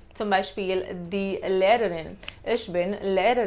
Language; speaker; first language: German; non-native, fluent; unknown